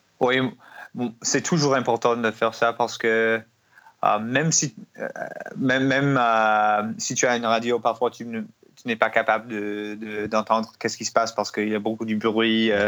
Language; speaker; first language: French; non-native, learner; English